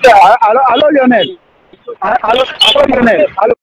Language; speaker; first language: French; non-native, local second language; Lingala